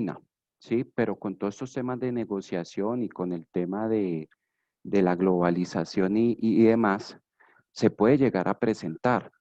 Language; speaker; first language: Spanish; native; Spanish